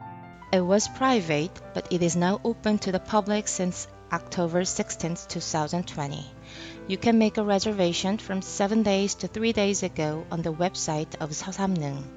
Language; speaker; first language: English; non-native, fluent; Korean